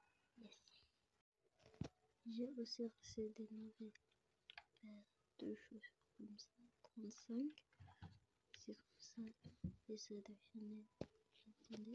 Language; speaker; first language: French; non-native, local second language; Lingala